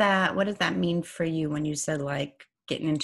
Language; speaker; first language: English; non-native, fluent; Persian